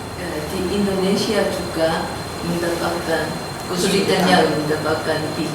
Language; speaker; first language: Indonesian; non-native, learner; Korean